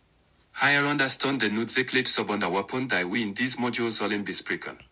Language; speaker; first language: Dutch; non-native, learner; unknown